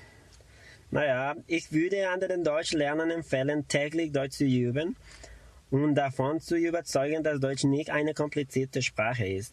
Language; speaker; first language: German; non-native, fluent; Spanish